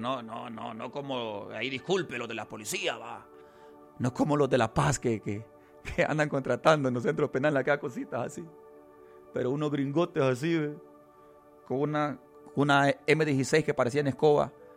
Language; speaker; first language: Spanish; early bilingual, heritage; Spanish